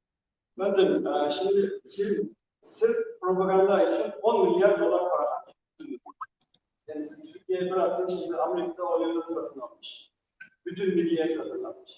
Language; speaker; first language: Turkish; non-native, fluent; Uyghur